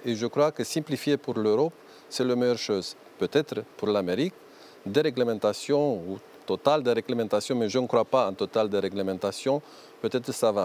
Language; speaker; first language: French; non-native, fluent; Romanian